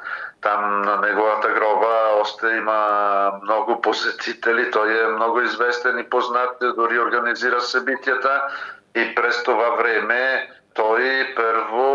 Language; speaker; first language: Bulgarian; non-native, fluent; Italian